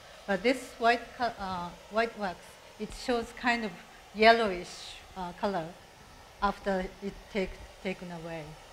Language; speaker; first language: English; non-native, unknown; Japanese